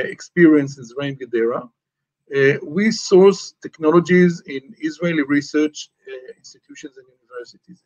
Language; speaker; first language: English; non-native, fluent; Hebrew